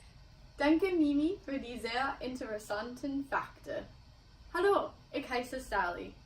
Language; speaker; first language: German; non-native, learner; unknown